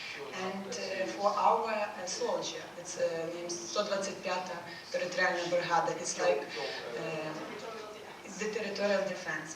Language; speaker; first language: English; non-native, learner; Ukrainian